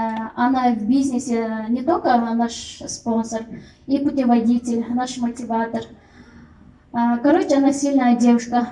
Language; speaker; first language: Russian; non-native, local second language; Kyrgyz